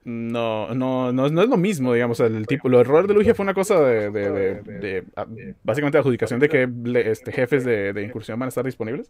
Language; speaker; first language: Spanish; native; Spanish